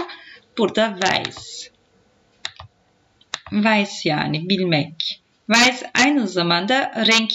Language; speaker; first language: Turkish; native; Turkish